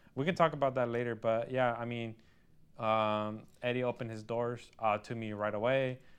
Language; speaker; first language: English; early bilingual, other home language; Spanish